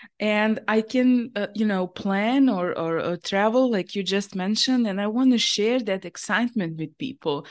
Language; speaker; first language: English; non-native, fluent; Serbian